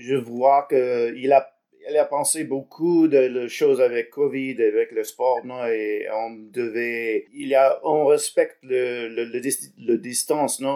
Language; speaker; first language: French; non-native, learner; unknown